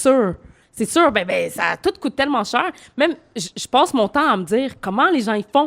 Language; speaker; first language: French; native; French